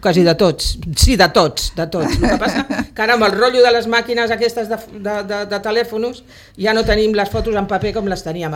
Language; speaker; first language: Catalan; native; Catalan